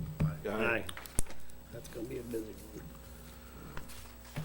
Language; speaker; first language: English; native; English